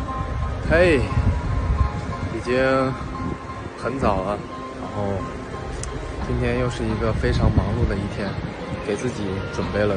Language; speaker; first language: Chinese; native; Chinese